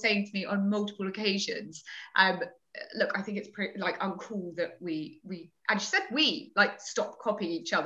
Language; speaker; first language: English; native; English